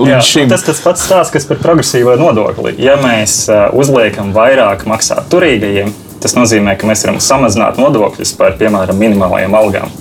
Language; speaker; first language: Latvian; native; Latvian